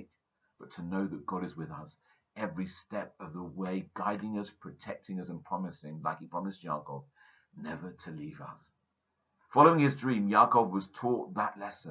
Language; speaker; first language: English; native; English